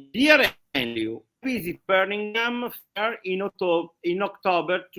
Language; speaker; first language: English; non-native, learner; Italian